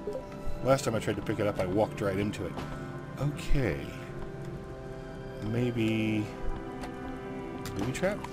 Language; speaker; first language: English; native; English